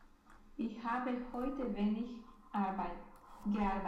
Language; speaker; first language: German; non-native, learner; Romanian